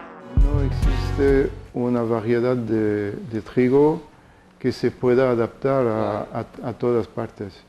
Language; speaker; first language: Spanish; non-native, fluent; French